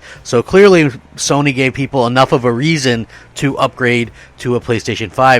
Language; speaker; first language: English; native; English